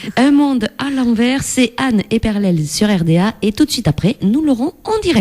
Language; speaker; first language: French; native; French